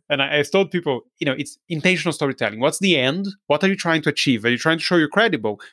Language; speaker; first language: English; non-native, fluent; Portuguese